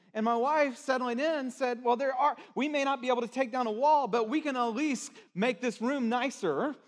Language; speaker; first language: English; native; English